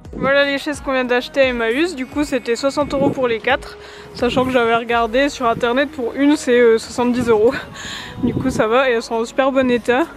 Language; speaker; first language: French; native; French